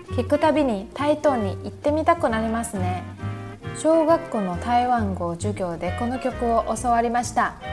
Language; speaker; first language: Japanese; non-native, fluent; Chinese